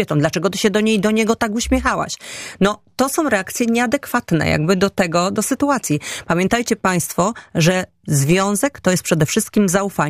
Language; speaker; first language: Polish; native; Polish